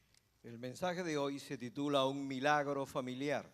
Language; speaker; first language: Spanish; native; Spanish